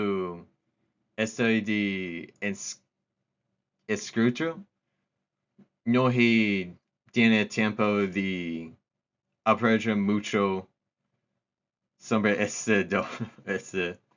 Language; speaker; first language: Spanish; non-native, learner; English